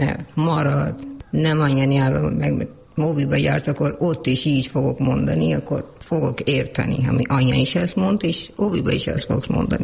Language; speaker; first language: Hungarian; non-native, learner; Urdu